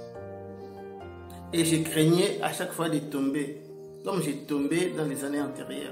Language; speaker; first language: French; non-native, local second language; Lingala